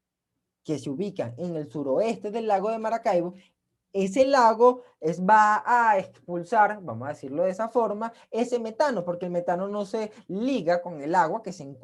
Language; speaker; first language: Spanish; native; Spanish